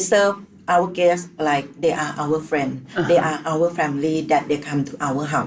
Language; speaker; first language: English; non-native, learner; Thai